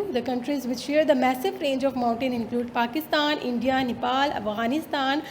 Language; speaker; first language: English; non-native, local second language; Urdu